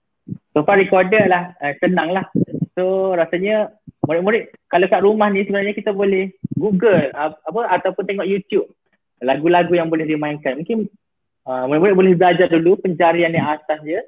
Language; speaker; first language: Malay; native; Malay